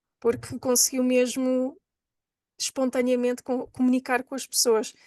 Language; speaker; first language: Portuguese; native; Portuguese